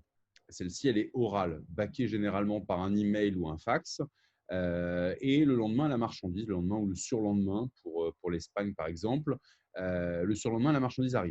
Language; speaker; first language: French; native; French